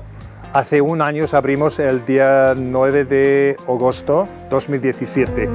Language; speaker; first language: Spanish; non-native, fluent; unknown